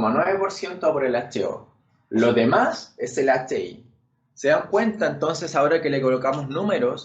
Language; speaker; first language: Spanish; native; Spanish